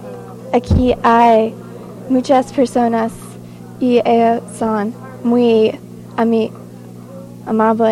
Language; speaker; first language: Spanish; non-native, learner; English